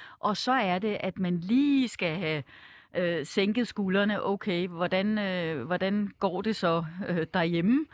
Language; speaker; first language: Danish; native; Danish